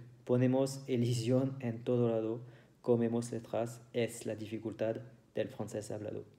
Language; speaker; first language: Spanish; non-native, fluent; French